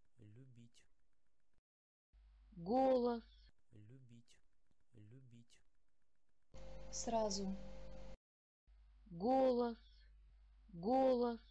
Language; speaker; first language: Russian; non-native, learner; English